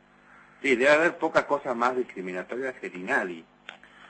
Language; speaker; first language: Spanish; native; Spanish